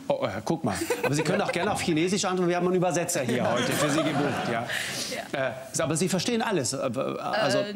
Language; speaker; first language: German; native; German